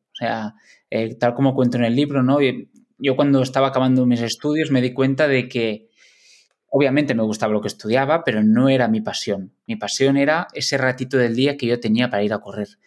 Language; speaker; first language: Spanish; non-native, local second language; Catalan